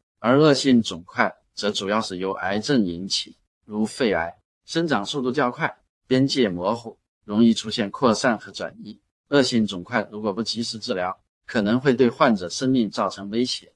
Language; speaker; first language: Chinese; native; Chinese